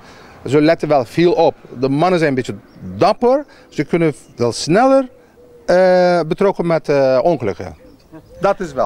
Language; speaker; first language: Dutch; non-native, learner; Turkish